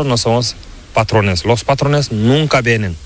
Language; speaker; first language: Spanish; non-native, learner; Fula